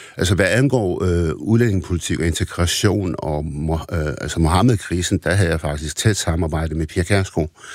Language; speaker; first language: Danish; early bilingual, other home language; Arabic